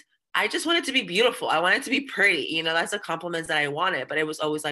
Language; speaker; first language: English; early bilingual, other home language; Spanish